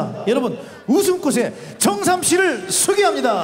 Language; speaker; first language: Korean; native; Korean